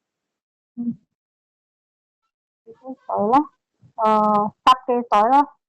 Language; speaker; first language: Cantonese; non-native, learner; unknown